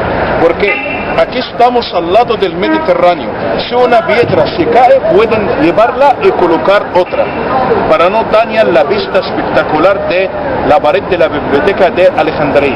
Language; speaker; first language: Spanish; non-native, fluent; Arabic